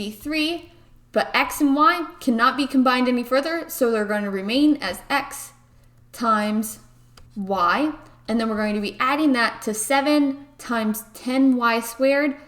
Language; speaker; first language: English; native; English